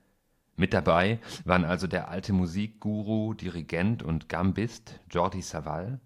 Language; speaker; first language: German; native; German